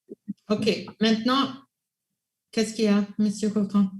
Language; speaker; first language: French; non-native, local second language; English